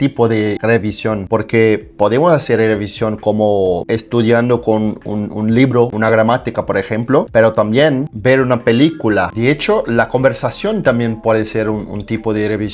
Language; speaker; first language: Spanish; non-native, fluent; Portuguese